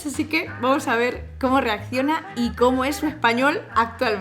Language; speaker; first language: Spanish; native; Spanish